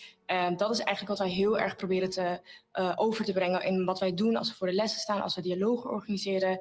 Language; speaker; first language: Dutch; native; Dutch